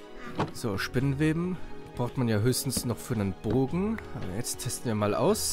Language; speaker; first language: German; native; German